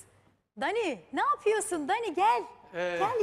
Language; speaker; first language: Turkish; native; Turkish